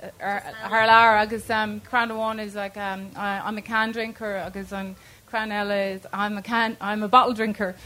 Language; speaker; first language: Irish; non-native, local second language; English